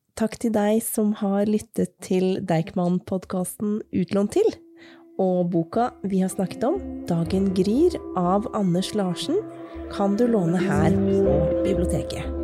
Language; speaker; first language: Norwegian; native; Norwegian